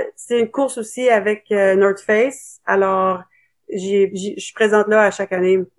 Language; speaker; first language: French; native; French